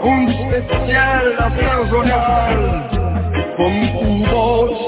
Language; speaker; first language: German; non-native, learner; Dutch